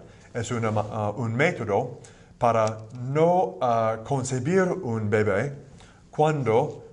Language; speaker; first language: Spanish; non-native, fluent; English